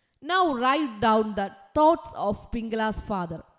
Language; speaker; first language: English; non-native, local second language; Malayalam